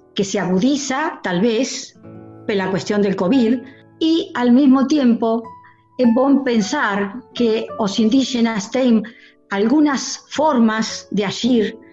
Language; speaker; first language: Portuguese; non-native, fluent; Spanish